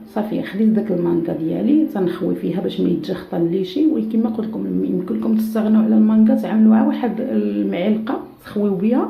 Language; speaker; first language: Arabic; native; Arabic